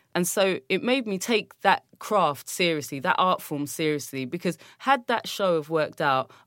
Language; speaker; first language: English; native; English